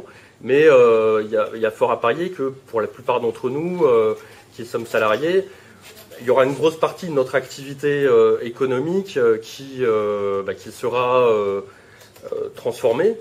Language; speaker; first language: French; native; French